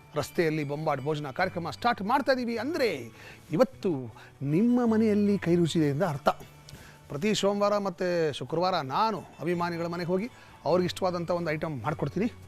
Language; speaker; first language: Kannada; native; Kannada